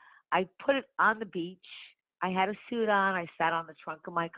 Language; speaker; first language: English; native; English